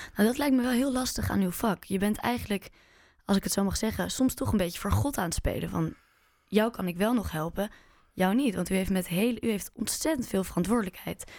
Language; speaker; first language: Dutch; native; Dutch